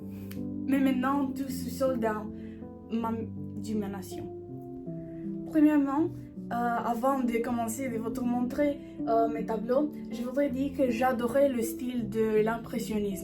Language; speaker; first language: French; non-native, learner; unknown